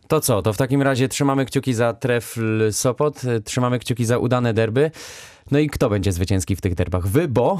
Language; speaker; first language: Polish; native; Polish